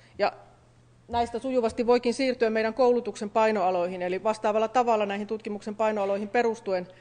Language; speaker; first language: Finnish; native; Finnish